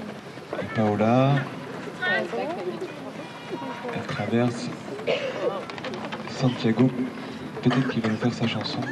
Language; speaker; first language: French; native; French